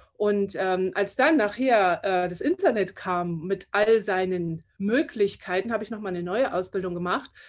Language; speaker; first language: German; native; German